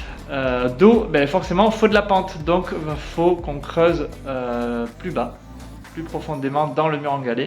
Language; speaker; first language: French; native; French